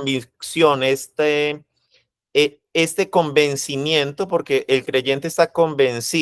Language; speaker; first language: Spanish; native; Spanish